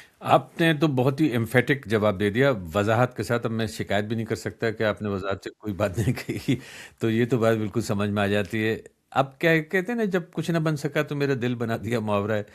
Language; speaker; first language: Urdu; native; Urdu